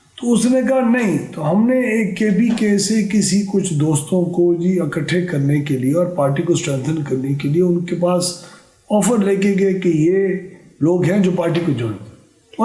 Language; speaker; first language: Urdu; non-native, local second language; Pashto